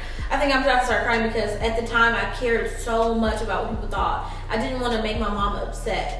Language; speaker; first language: English; native; English